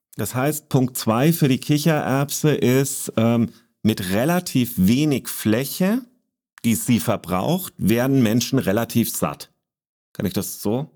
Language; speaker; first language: German; native; German